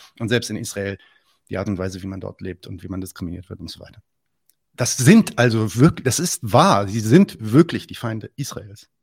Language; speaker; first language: German; early bilingual, other home language; Arabic